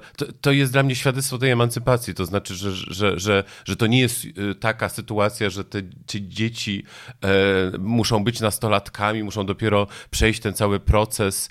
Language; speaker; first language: Polish; native; Polish